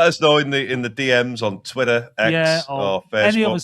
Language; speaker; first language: English; native; English